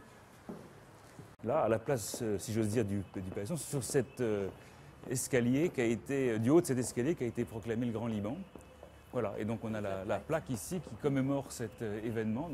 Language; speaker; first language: French; native; French